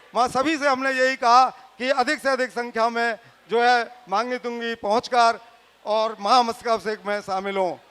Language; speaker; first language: Hindi; native; Hindi